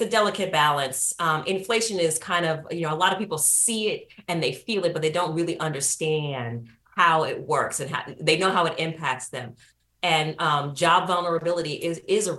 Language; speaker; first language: English; native; English